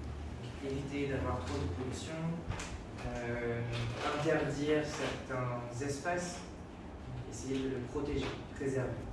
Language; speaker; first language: French; non-native, fluent; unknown